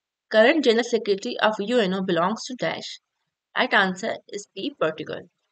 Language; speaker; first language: English; non-native, local second language; Urdu